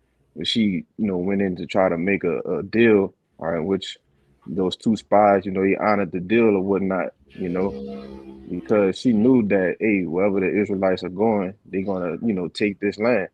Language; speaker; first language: English; native; English